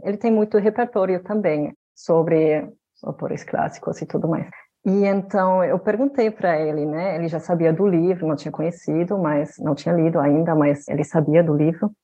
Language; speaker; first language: Portuguese; non-native, fluent; German